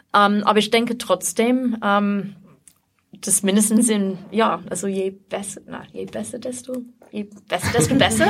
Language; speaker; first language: German; non-native, fluent; English